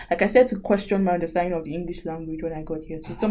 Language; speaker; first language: English; non-native, local second language; Yoruba